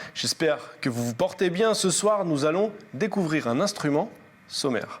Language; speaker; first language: French; native; French